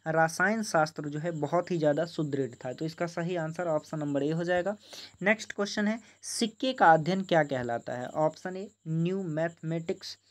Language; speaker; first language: Hindi; native; Hindi